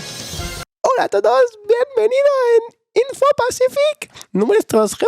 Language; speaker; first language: Spanish; non-native, learner; French